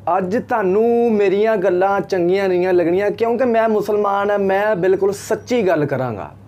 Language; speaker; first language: Punjabi; native; Punjabi